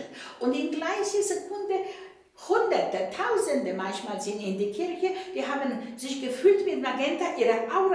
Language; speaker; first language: German; non-native, fluent; Polish